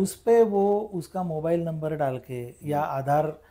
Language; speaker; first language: Hindi; non-native, local second language; Marathi